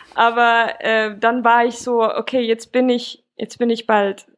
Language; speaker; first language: German; non-native, fluent; Swedish